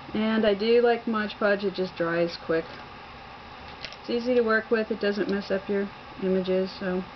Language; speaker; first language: English; native; English